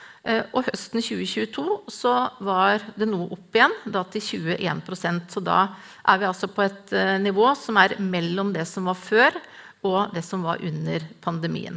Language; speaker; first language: Norwegian; native; Norwegian